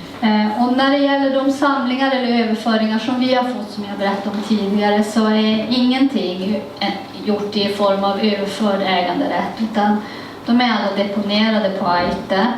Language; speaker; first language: Swedish; native; Swedish